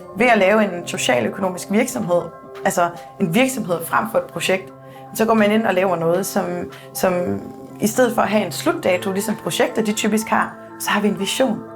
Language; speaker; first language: Danish; native; Danish